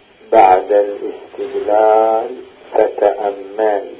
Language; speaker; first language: Arabic; native; Arabic